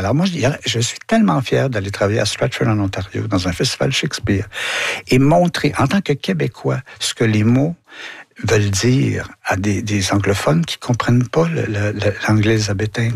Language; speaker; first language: French; native; French